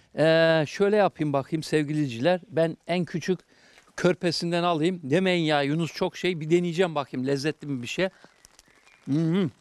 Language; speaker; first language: Turkish; native; Turkish